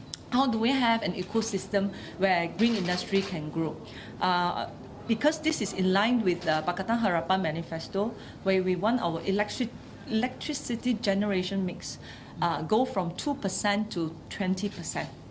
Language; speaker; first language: English; non-native, local second language; Chinese